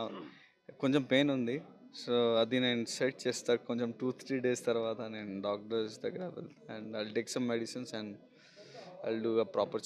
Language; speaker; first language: Telugu; non-native, local second language; Hindi